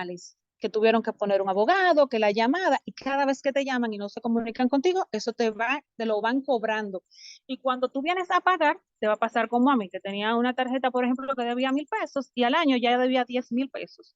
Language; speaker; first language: Spanish; native; Spanish